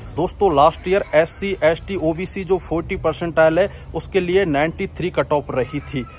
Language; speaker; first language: Hindi; native; Hindi